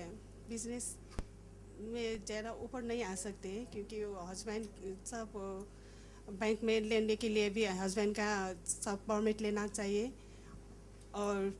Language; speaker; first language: Hindi; non-native, learner; Nepali